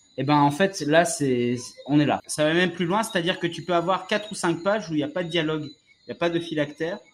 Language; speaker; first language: French; native; French